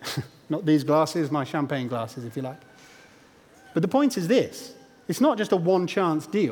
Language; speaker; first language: English; native; English